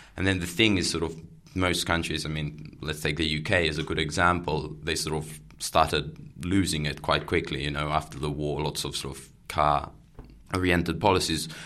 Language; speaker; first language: English; non-native, fluent; Catalan